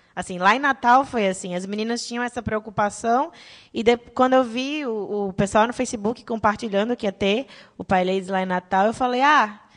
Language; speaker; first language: Portuguese; native; Portuguese